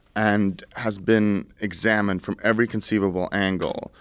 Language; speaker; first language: English; early bilingual, other home language; Russian